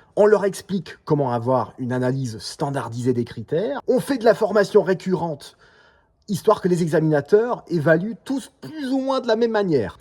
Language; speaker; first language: French; non-native, fluent; English